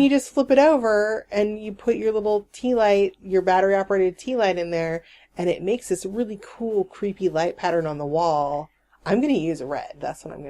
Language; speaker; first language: English; native; English